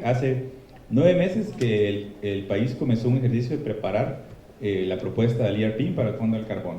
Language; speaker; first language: Spanish; native; Spanish